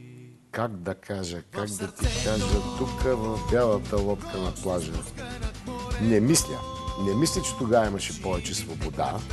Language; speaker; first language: Bulgarian; native; Bulgarian